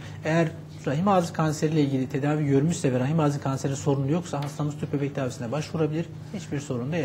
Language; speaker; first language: Turkish; native; Turkish